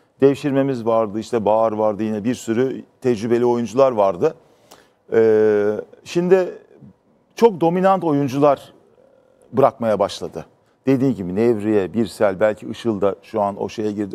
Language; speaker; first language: Turkish; native; Turkish